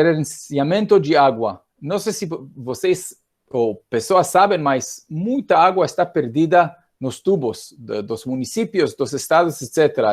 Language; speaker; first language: Portuguese; non-native, fluent; Hebrew